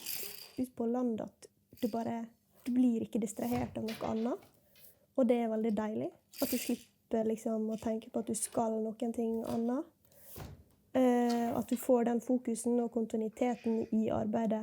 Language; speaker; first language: Norwegian; native; Norwegian